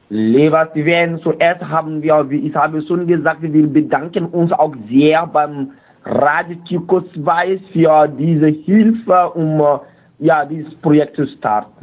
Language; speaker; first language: German; non-native, fluent; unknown